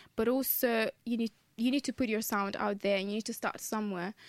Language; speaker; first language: English; non-native, fluent; Italian